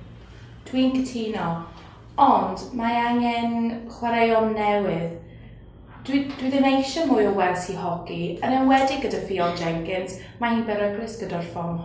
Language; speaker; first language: Welsh; non-native, learner; English